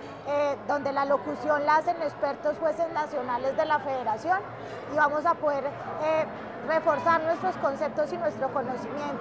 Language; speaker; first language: Spanish; native; Spanish